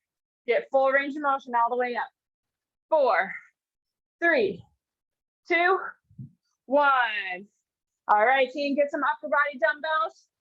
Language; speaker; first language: English; native; English